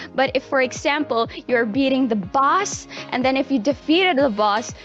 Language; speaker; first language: English; non-native, local second language; Filipino